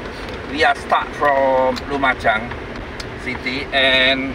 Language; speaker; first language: English; non-native, learner; Indonesian